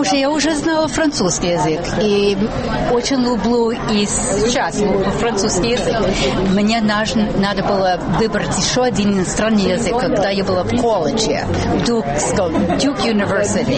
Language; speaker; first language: Russian; non-native, fluent; English